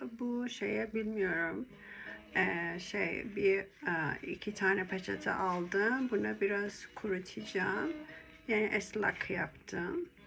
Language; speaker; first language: Turkish; non-native, learner; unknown